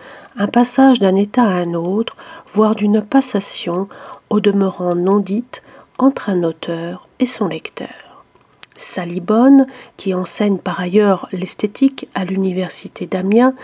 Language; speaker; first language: French; native; French